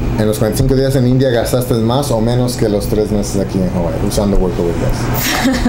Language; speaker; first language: Spanish; early bilingual, heritage; Spanish